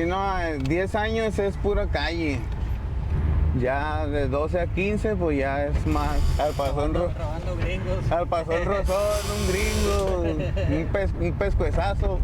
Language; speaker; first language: Spanish; native; Spanish